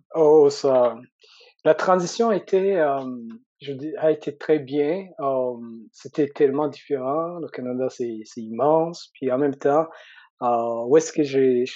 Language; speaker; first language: French; non-native, local second language; Rundi